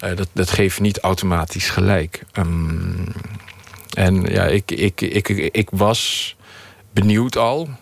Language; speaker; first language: Dutch; native; Dutch